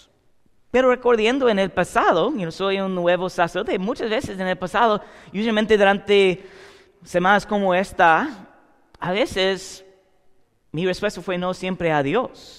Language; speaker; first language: Spanish; non-native, learner; English